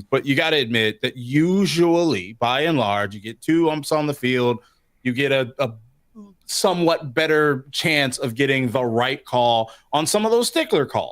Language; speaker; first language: English; native; English